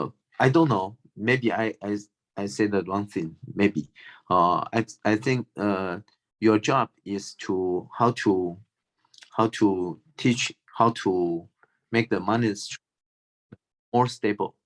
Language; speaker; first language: English; non-native, fluent; Chinese